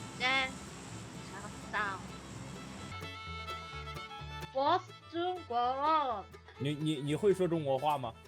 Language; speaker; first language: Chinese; non-native, learner; Korean